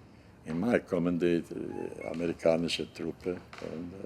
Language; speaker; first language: German; non-native, learner; Hungarian